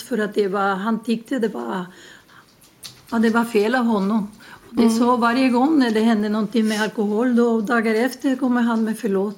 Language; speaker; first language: Swedish; non-native, fluent; Spanish